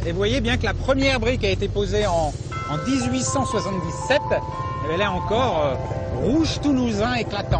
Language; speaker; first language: French; native; French